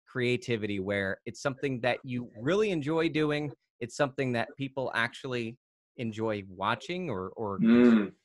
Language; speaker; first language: English; native; English